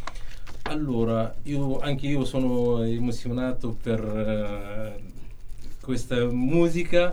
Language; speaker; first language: Italian; non-native, learner; Arabic